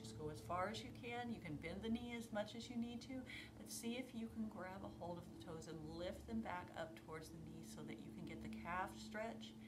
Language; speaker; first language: English; native; English